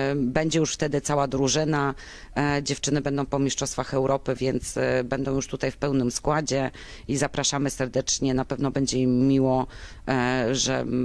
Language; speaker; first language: Polish; native; Polish